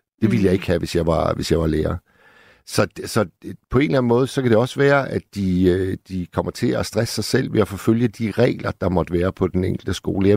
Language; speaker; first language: Danish; native; Danish